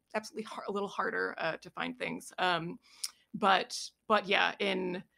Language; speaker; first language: English; native; English